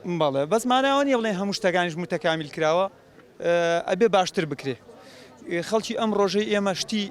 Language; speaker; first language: Central Kurdish; non-native, local second language; Gurani